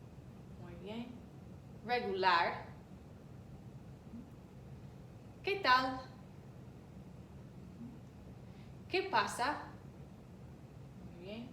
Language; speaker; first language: Spanish; non-native, fluent; English